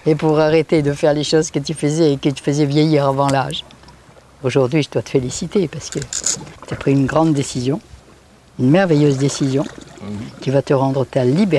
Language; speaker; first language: French; native; French